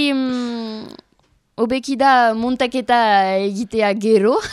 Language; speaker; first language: Basque; non-native, learner; French